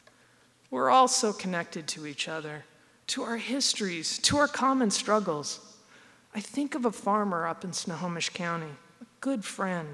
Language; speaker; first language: English; native; English